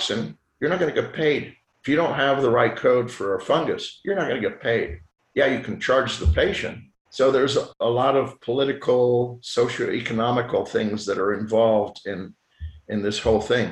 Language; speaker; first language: English; non-native, fluent; French